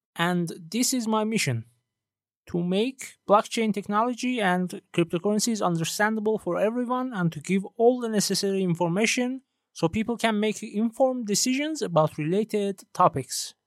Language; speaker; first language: English; non-native, fluent; Persian